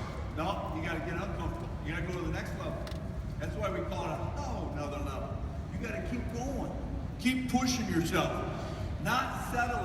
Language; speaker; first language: English; native; English